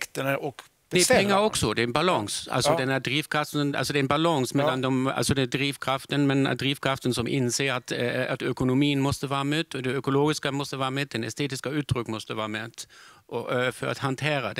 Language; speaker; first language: Swedish; non-native, fluent; German